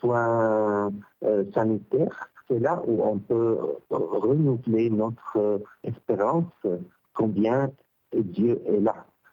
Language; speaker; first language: French; non-native, local second language; Arabic